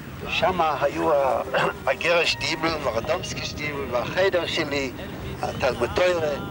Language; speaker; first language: Hebrew; non-native, fluent; Yiddish